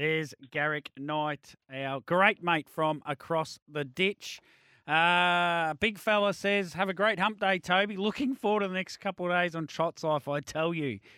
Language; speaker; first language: English; native; English